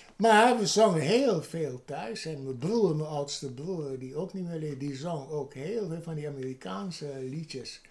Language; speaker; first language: Dutch; native; Dutch